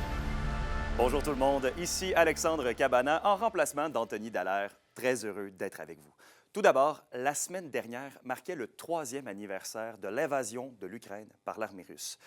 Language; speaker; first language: French; native; French